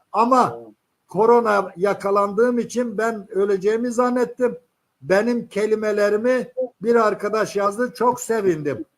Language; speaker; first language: Turkish; non-native, local second language; Zaza